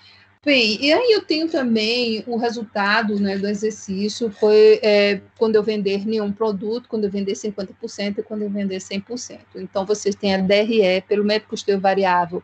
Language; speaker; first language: Portuguese; native; Portuguese